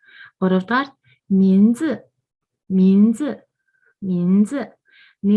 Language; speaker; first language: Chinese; non-native, fluent; Mongolian